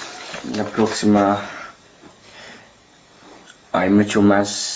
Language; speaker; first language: Spanish; non-native, learner; English